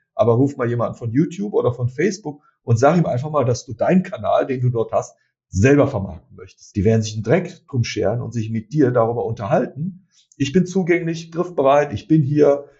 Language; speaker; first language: German; early bilingual, other home language; Turkish